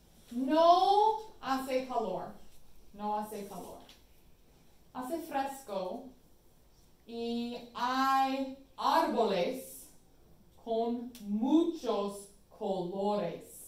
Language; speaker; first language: Spanish; non-native, fluent; English